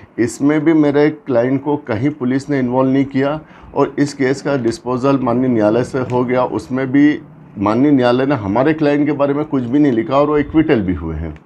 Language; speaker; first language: Hindi; native; Hindi